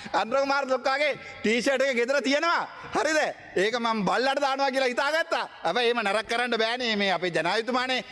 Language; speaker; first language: Sinhala; non-native, local second language; Tamil